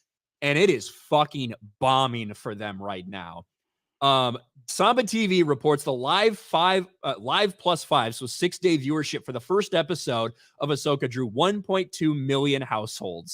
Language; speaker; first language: English; native; English